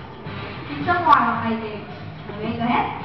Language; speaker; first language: English; non-native, local second language; Filipino